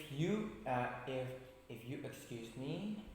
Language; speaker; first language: English; non-native, fluent; Indonesian